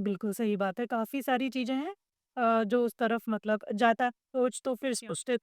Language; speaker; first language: Hindi; native; Hindi